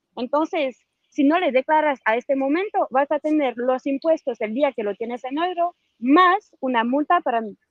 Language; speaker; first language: Spanish; non-native, fluent; French